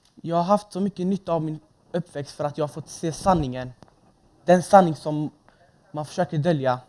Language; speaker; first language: Swedish; early bilingual, other home language; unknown